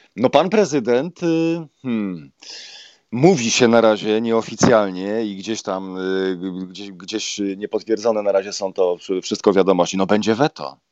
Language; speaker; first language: Polish; native; Polish